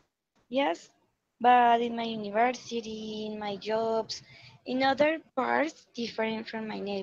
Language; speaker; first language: English; non-native, learner; Spanish